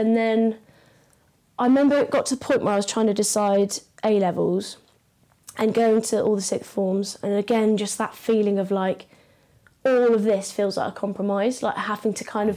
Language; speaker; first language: English; native; English